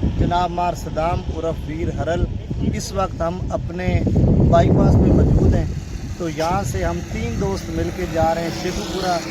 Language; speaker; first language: Urdu; non-native, local second language; Punjabi